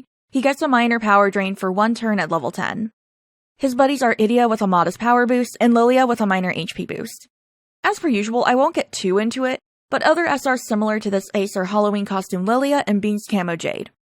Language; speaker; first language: English; native; English